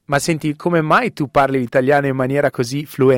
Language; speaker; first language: Italian; native; Italian